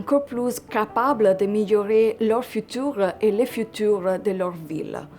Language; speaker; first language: French; non-native, fluent; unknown